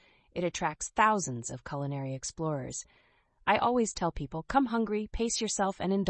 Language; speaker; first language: English; native; English